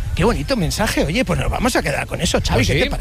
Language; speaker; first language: Spanish; native; Spanish